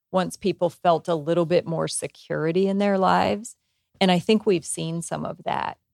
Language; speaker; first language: English; native; English